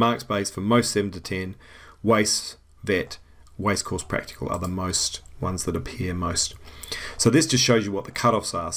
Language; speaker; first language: English; native; English